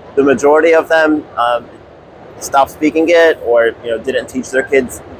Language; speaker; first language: English; native; English